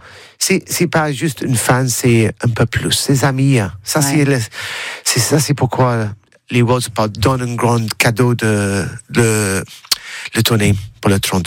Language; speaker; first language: French; non-native, learner; English